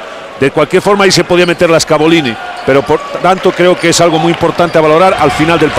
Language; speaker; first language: Spanish; native; Spanish